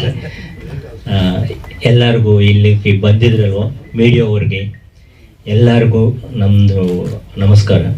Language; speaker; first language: Kannada; non-native, fluent; Telugu